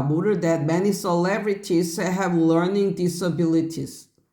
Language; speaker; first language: English; non-native, fluent; Korean